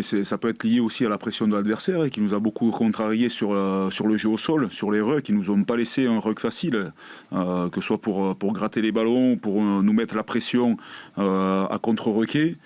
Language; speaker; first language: French; native; French